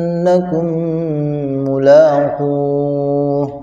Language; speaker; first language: Arabic; non-native, fluent; Indonesian